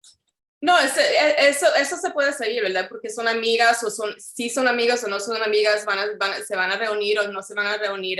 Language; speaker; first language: Spanish; early bilingual, heritage; Spanish